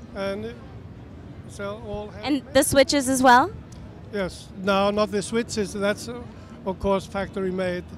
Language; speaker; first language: English; non-native, learner; Icelandic